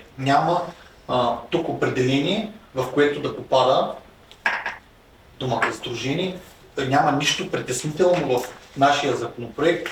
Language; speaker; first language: Bulgarian; native; Bulgarian